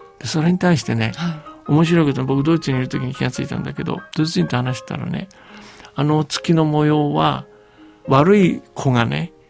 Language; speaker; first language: Japanese; early bilingual, heritage; Japanese